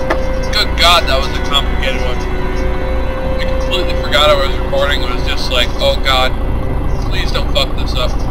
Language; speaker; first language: English; native; English